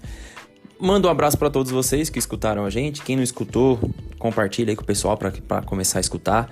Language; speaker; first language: Portuguese; native; Portuguese